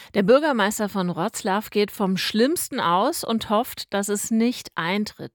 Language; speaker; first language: German; native; German